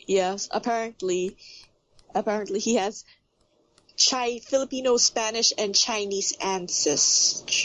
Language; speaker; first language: English; non-native, local second language; Filipino